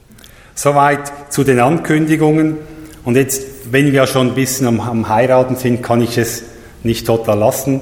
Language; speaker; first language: German; native; German